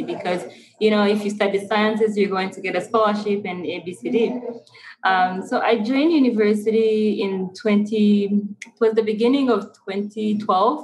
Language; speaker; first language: English; non-native, local second language; Kinyarwanda